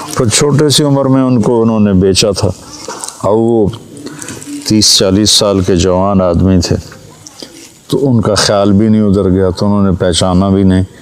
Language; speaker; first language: Urdu; non-native, local second language; Punjabi